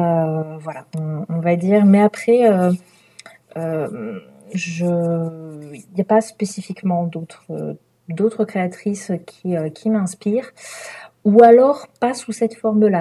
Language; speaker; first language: French; native; French